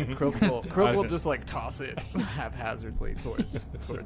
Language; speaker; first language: English; native; English